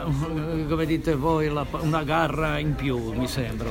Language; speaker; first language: Italian; native; Italian